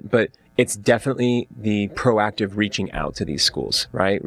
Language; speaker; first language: English; native; English